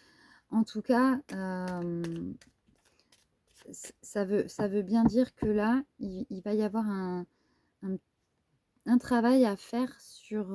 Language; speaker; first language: French; native; French